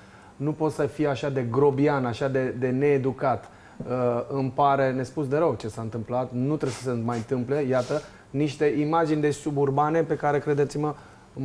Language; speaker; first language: Romanian; native; Romanian